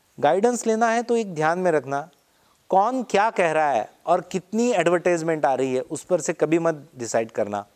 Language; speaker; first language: Hindi; non-native, local second language; Marathi